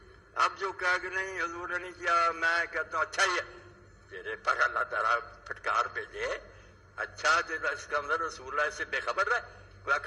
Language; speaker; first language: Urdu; non-native, local second language; Punjabi